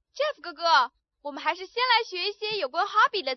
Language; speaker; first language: Chinese; native; Chinese